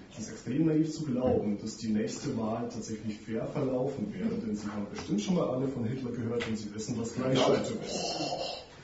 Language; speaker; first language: German; non-native, fluent; Russian